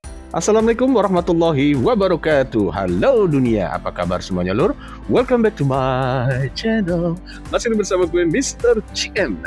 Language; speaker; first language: Indonesian; native; Indonesian